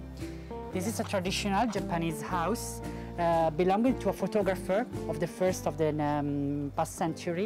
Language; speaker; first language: English; non-native, fluent; Italian